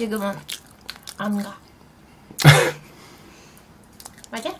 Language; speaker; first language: Korean; non-native, learner; Turkish